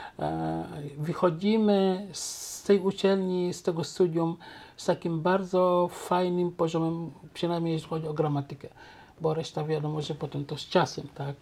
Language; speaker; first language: Polish; non-native, local second language; Wolof